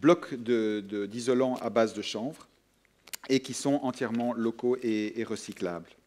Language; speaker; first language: French; native; French